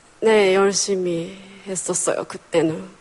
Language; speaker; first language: Korean; non-native, fluent; Japanese